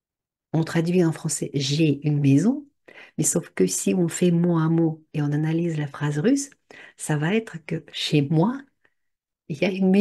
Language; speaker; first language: French; non-native, fluent; Russian